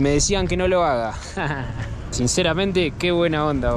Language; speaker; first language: Spanish; native; Spanish